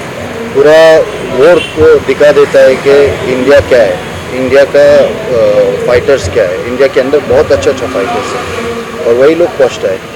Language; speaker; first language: Hindi; non-native, fluent; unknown